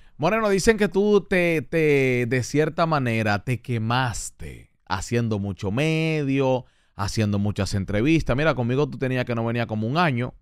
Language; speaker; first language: Spanish; native; Spanish